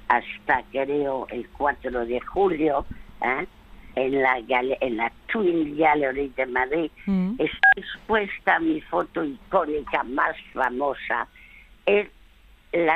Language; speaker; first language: Spanish; early bilingual, other home language; French